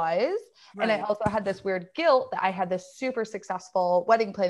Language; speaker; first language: English; native; English